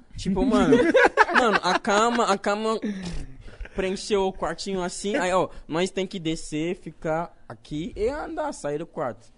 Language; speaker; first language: Portuguese; non-native, fluent; Akan